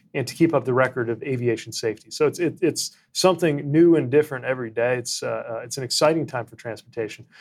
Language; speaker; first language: English; native; English